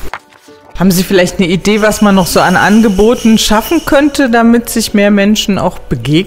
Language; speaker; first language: German; native; German